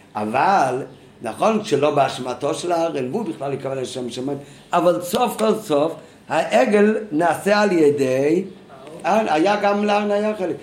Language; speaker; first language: Hebrew; non-native, fluent; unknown